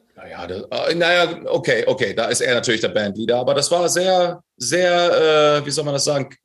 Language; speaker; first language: German; native; German